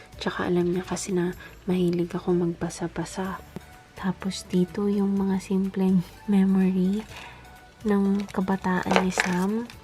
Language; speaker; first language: Filipino; non-native, local second language; Bikol